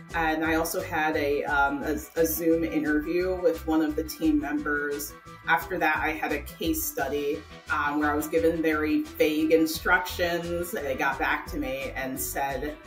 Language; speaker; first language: English; native; English